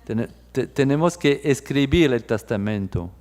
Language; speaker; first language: Spanish; non-native, fluent; French